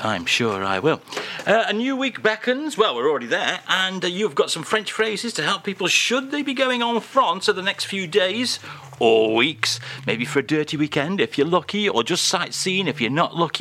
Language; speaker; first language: English; native; English